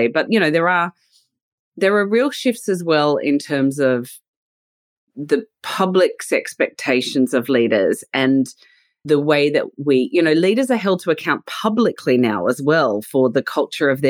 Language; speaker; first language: English; native; English